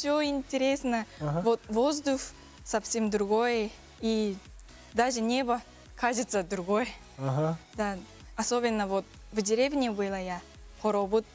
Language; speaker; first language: Russian; non-native, learner; Japanese